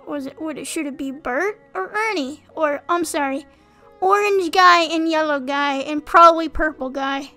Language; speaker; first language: English; native; English